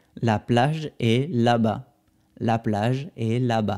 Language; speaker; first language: French; non-native, fluent; Spanish